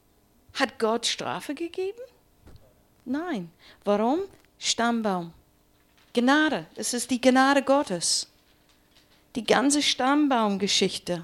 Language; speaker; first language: German; non-native, learner; English